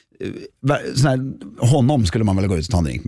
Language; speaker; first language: Swedish; native; Swedish